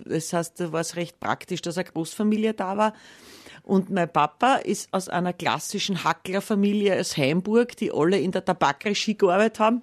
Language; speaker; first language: German; native; German